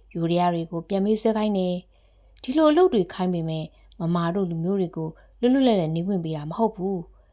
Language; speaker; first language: Burmese; native; Burmese